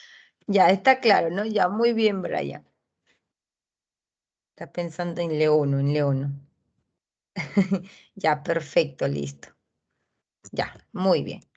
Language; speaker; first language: Spanish; native; Spanish